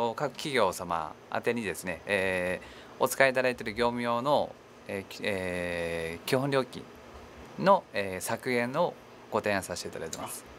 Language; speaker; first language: Japanese; native; Japanese